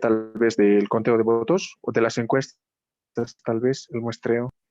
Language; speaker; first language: Spanish; native; Spanish